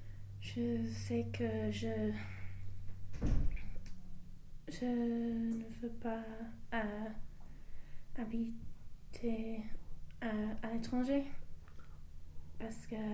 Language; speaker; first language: French; non-native, learner; English